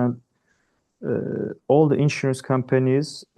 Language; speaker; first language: English; non-native, learner; Turkish